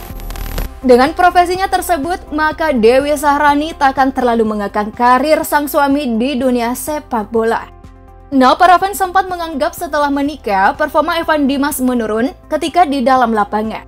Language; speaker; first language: Indonesian; native; Indonesian